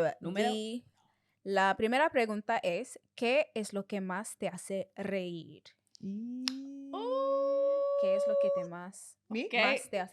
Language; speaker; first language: Spanish; non-native, fluent; English